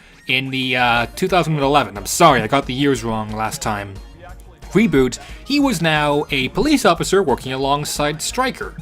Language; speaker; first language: English; native; English